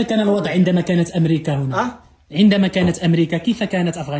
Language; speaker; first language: Arabic; native; Arabic